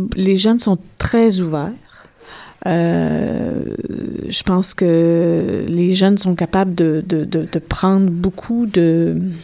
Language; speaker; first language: French; native; French